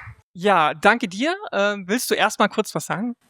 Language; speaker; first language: German; native; German